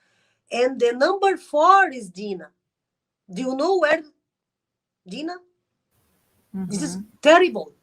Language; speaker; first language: English; non-native, learner; Arabic